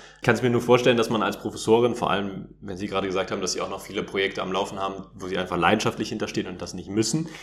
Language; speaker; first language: German; native; German